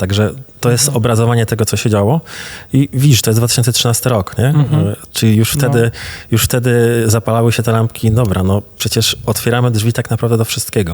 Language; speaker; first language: Polish; native; Polish